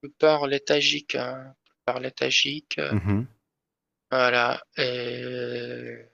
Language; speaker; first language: French; non-native, learner; Persian